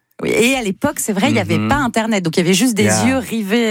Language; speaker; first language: French; native; French